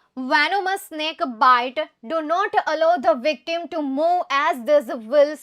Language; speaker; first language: English; non-native, local second language; Gujarati